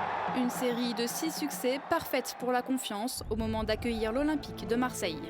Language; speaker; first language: French; native; French